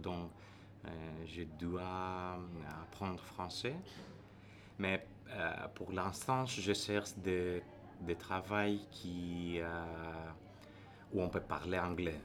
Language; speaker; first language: French; non-native, learner; Greek